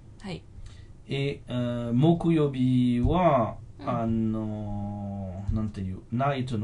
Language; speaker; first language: Japanese; non-native, fluent; French